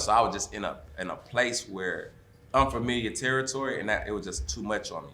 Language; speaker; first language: English; native; English